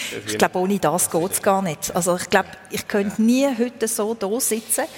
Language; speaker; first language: German; native; German